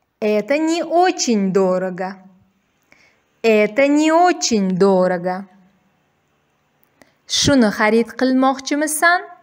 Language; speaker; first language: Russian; non-native, local second language; Uzbek